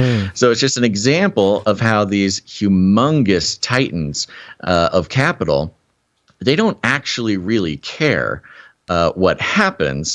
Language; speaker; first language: English; native; English